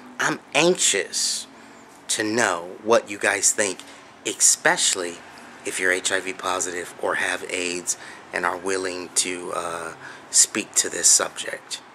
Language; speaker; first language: English; native; English